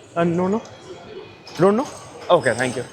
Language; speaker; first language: English; non-native, local second language; Hindi